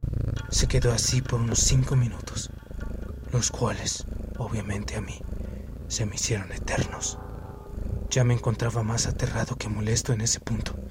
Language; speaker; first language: Spanish; native; Spanish